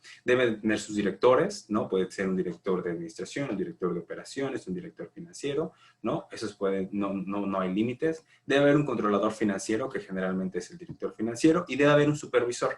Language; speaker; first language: Spanish; native; Spanish